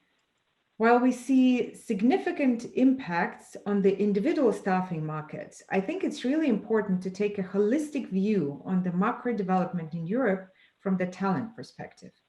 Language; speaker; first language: English; non-native, fluent; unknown